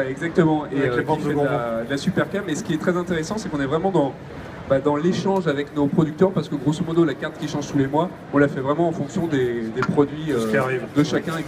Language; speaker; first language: French; native; French